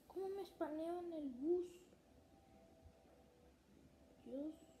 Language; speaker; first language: Spanish; early bilingual, other home language; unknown